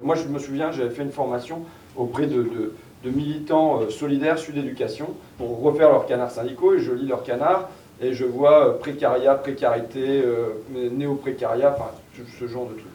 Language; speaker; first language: French; native; French